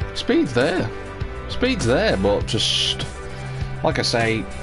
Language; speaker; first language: English; native; English